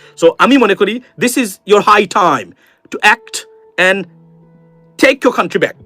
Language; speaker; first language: English; non-native, local second language; Bangla